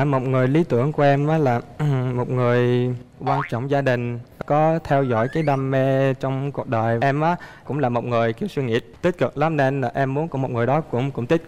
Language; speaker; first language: Vietnamese; early bilingual, heritage; Vietnamese